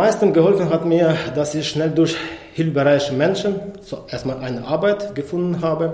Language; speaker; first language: German; non-native, fluent; Ukrainian